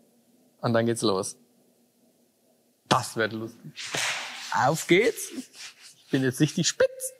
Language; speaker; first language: German; native; German